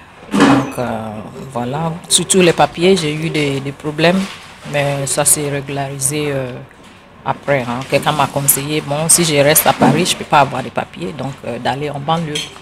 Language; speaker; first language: French; non-native, fluent; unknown